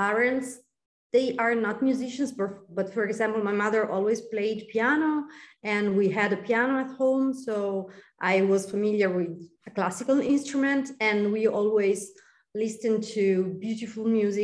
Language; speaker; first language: English; non-native, fluent; Italian